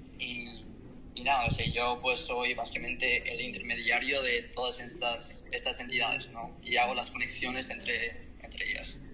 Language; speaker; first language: Spanish; non-native, fluent; Korean